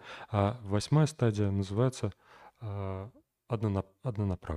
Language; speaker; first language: Russian; native; Russian